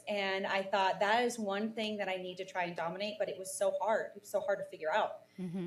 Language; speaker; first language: English; native; English